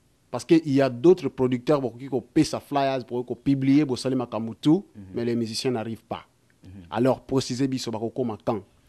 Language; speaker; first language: French; non-native, local second language; Lingala